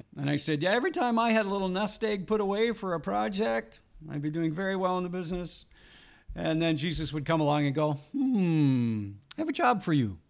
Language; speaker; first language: English; native; English